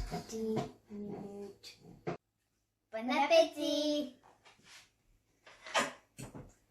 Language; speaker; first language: French; non-native, learner; English